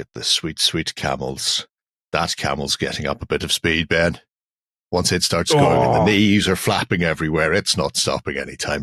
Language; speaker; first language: English; native; English